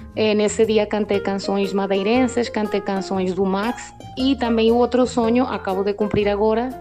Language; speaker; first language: Portuguese; early bilingual, other home language; Spanish